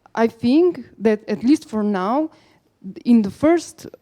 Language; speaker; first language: English; non-native, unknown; Slovenian